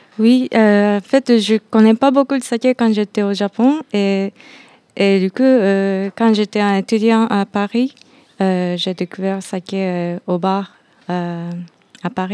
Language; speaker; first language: French; non-native, fluent; Japanese